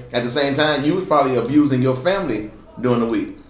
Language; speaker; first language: English; native; English